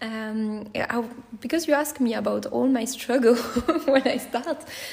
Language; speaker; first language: English; non-native, fluent; French